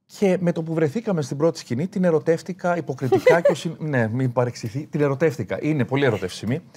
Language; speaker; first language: Greek; native; Greek